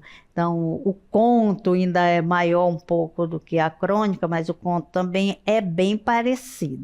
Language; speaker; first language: Portuguese; native; Portuguese